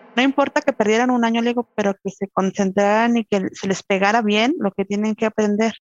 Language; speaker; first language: Spanish; native; Spanish